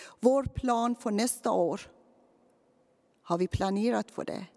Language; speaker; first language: Swedish; non-native, fluent; Persian